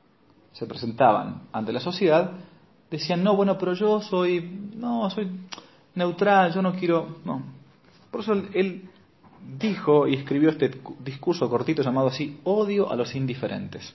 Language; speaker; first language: Spanish; native; Spanish